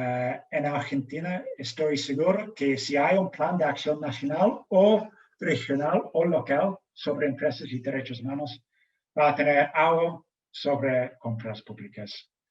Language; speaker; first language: Spanish; non-native, fluent; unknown